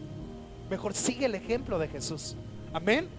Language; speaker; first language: Spanish; native; Spanish